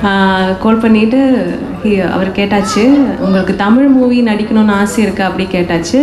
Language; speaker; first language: Tamil; non-native, learner; Malayalam